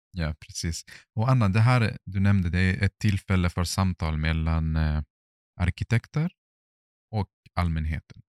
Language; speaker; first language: Swedish; non-native, fluent; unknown